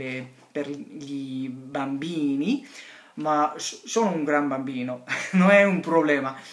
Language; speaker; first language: Italian; non-native, learner; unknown